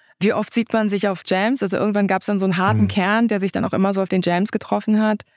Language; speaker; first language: German; early bilingual, other home language; Korean